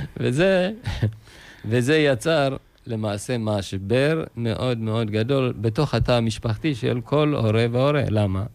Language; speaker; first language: Hebrew; early bilingual, other home language; Amharic